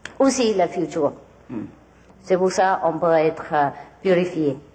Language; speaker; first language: French; non-native, learner; Vietnamese